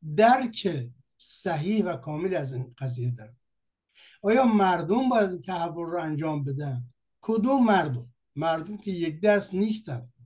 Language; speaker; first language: Persian; native; Persian